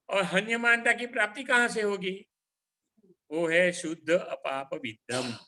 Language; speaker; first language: Hindi; non-native, local second language; Gujarati